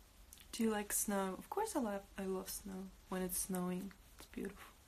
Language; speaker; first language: English; non-native, fluent; Russian